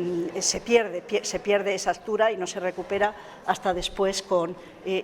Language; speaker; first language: Spanish; native; Spanish